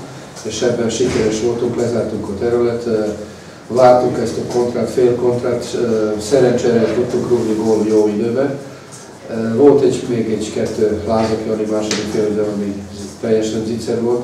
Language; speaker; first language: Hungarian; non-native, fluent; Serbian